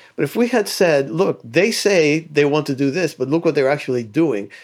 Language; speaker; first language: English; early bilingual, other home language; Spanish